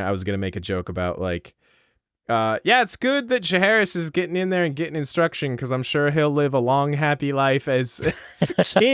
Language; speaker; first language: English; native; English